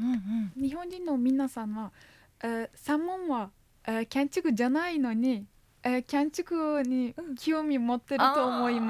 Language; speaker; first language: Japanese; non-native, fluent; Turkish